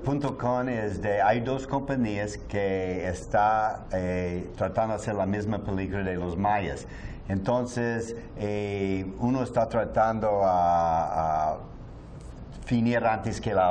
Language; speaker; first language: Spanish; non-native, learner; English